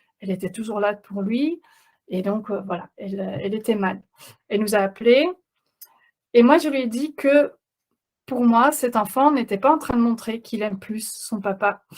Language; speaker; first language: French; non-native, fluent; Dutch